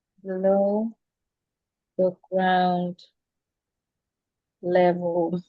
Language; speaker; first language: English; non-native, fluent; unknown